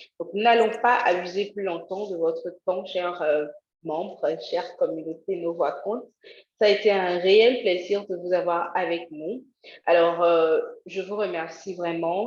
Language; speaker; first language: French; native; French